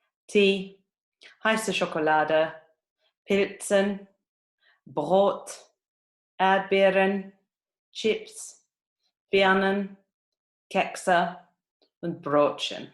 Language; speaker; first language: German; non-native, fluent; English